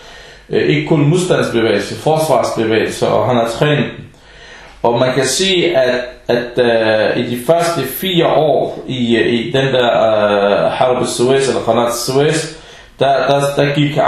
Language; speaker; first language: Danish; early bilingual, other home language; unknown